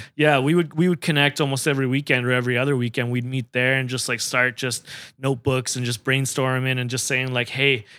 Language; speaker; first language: English; native; English